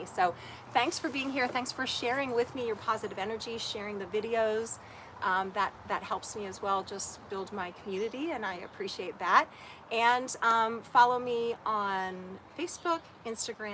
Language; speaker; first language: English; native; English